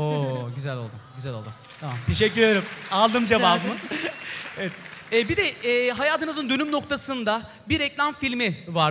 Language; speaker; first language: Turkish; native; Turkish